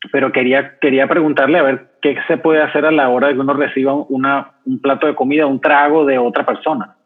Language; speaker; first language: Spanish; native; Spanish